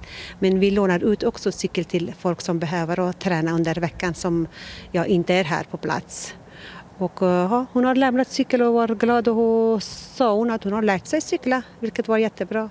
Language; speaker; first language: Swedish; non-native, learner; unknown